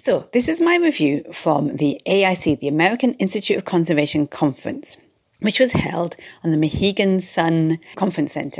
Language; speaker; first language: English; native; English